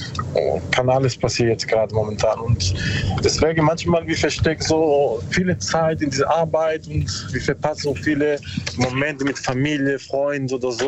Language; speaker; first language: German; non-native, learner; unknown